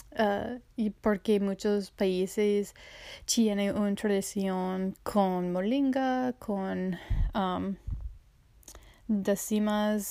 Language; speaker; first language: Spanish; non-native, learner; English